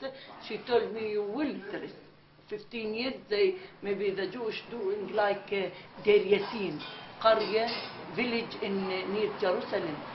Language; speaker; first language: English; non-native, learner; Arabic